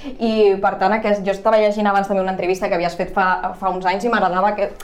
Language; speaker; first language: Catalan; non-native, local second language; Spanish